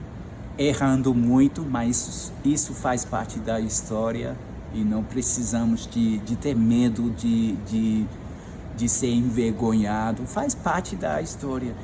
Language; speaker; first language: Portuguese; non-native, fluent; English